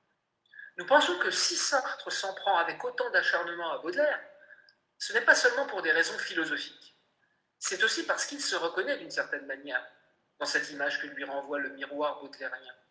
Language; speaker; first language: French; native; French